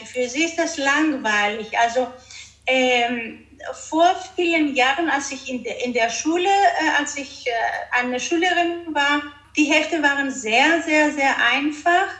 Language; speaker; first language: German; early bilingual, heritage; Greek